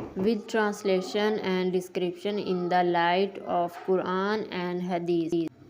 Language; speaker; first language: English; non-native, local second language; Urdu